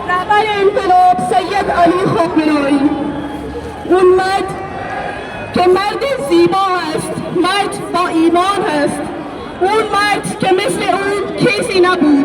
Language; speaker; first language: Persian; non-native, learner; Urdu